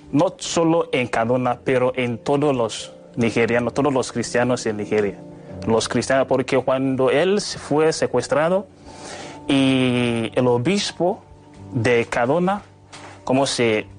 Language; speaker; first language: Spanish; non-native, learner; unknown